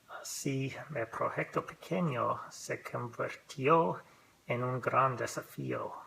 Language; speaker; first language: Spanish; non-native, learner; English